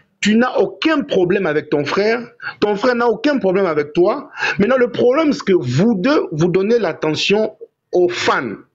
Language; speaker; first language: French; non-native, local second language; Lingala